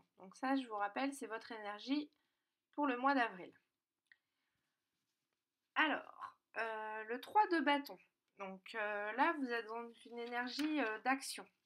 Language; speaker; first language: French; native; French